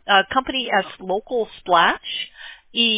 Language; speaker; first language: Spanish; non-native, learner; English